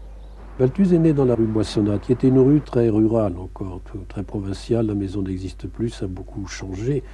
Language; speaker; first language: French; native; French